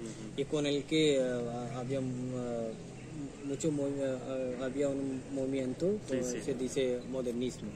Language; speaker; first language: Spanish; non-native, learner; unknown